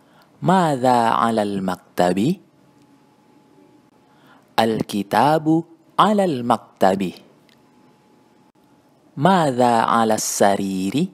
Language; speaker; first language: Arabic; non-native, fluent; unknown